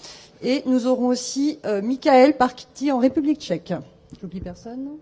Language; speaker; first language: French; native; French